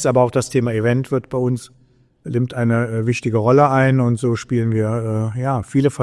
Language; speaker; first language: German; native; German